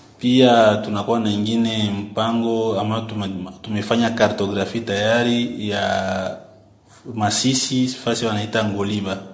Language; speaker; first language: Swahili; native; Swahili